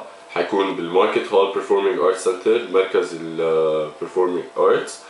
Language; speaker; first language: Arabic; native; Arabic